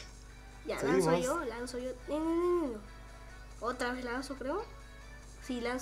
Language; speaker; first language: Spanish; native; Spanish